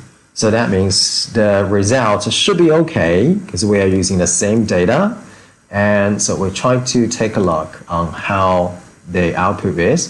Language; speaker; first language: English; non-native, fluent; Chinese